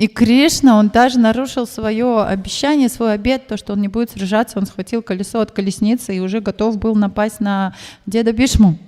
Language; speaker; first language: Russian; native; Russian